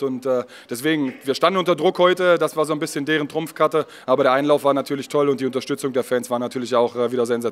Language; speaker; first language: German; native; German